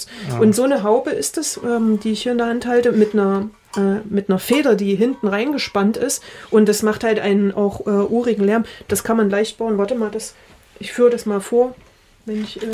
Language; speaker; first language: German; native; German